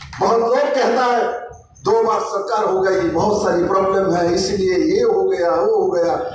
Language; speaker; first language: Hindi; non-native, local second language; Bangla